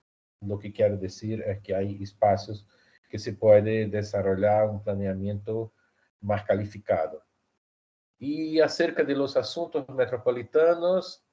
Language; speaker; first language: Spanish; non-native, fluent; Portuguese